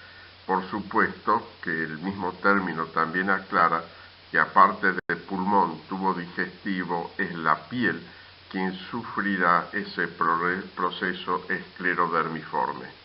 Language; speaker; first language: Spanish; native; Spanish